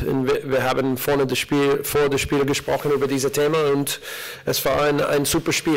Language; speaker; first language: German; non-native, learner; English